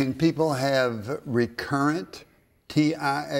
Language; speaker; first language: English; native; English